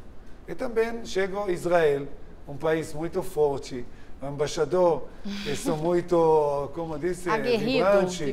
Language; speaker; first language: Portuguese; non-native, learner; Hebrew